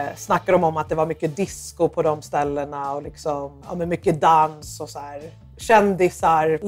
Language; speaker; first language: Swedish; early bilingual, other home language; English